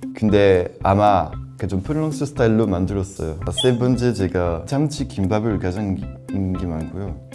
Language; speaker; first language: Korean; non-native, fluent; French